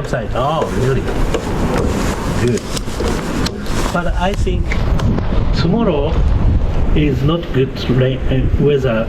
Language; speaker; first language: English; non-native, learner; Japanese